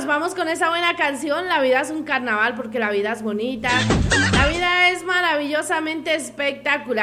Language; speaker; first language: Spanish; native; Spanish